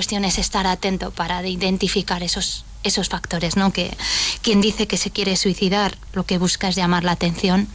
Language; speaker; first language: Spanish; native; Spanish